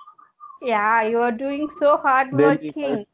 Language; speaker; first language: English; non-native, learner; Telugu